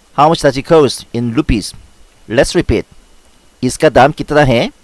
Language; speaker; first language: English; non-native, fluent; Korean